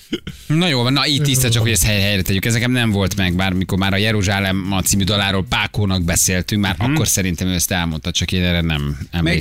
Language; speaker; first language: Hungarian; native; Hungarian